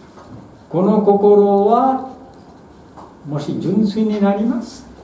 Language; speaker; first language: Japanese; non-native, fluent; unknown